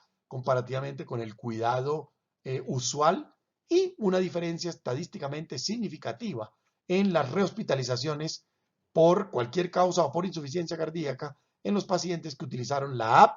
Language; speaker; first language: Spanish; native; Spanish